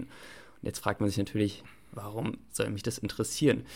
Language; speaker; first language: German; native; German